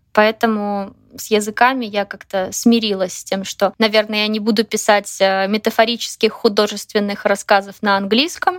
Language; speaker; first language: Russian; native; Russian